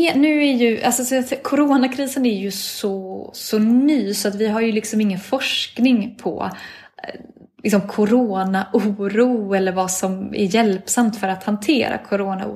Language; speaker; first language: Swedish; native; Swedish